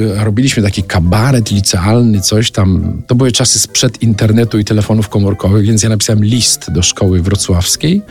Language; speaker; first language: Polish; native; Polish